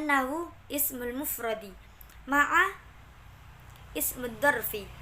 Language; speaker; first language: Arabic; non-native, learner; Indonesian